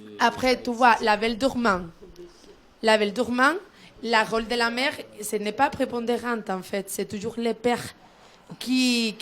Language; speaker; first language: French; non-native, fluent; Spanish